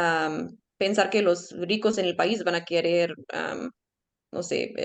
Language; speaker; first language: Spanish; early bilingual, heritage; Spanish